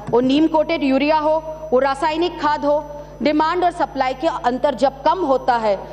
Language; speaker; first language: Hindi; non-native, local second language; Marathi